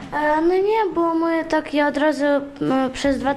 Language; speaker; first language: Polish; early bilingual, other home language; Ukrainian